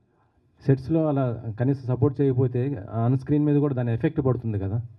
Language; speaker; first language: Telugu; native; Telugu